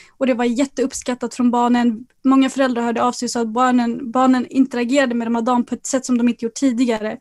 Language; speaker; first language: Swedish; early bilingual, other home language; Arabic